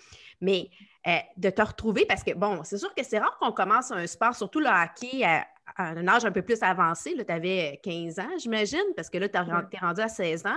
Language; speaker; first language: French; native; French